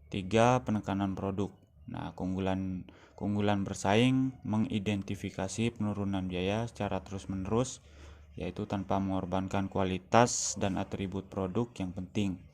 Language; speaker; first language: Indonesian; native; Indonesian